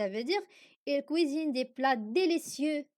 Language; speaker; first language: French; non-native, local second language; Arabic